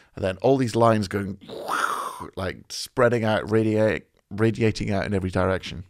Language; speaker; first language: English; native; English